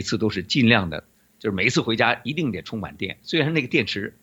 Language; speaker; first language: Chinese; native; Chinese